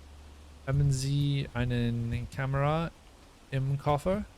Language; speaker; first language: German; non-native, learner; English